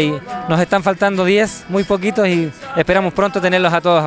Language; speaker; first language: Spanish; native; Spanish